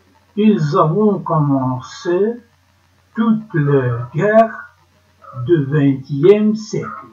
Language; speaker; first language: French; non-native, learner; Ukrainian